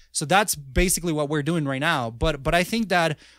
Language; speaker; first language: English; non-native, fluent; Spanish